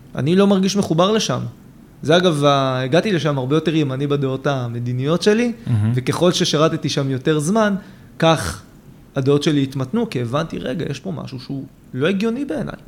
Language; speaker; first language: Hebrew; native; Hebrew